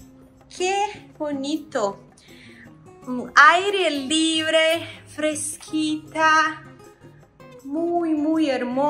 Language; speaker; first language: Spanish; non-native, learner; Portuguese